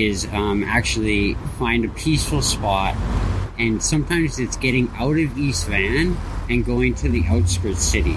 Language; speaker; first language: English; native; English